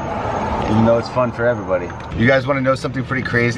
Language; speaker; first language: English; native; English